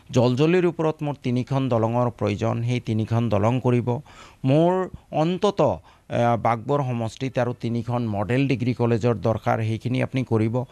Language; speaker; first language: Assamese; non-native, local second language; Bangla